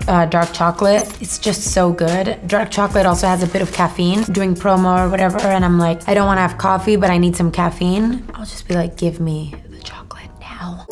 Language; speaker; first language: English; native; English